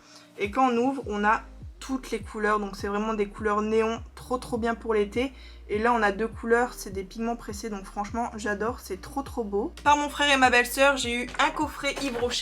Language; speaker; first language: French; native; French